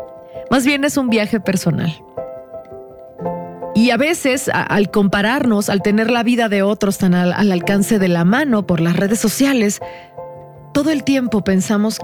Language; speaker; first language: Spanish; native; Spanish